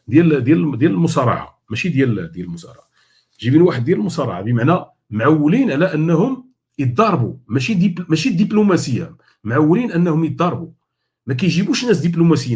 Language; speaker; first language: Arabic; native; Arabic